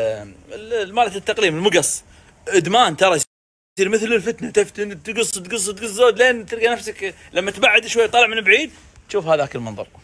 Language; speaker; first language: Arabic; native; Arabic